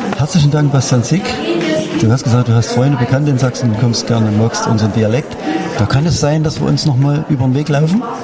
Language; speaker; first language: German; native; German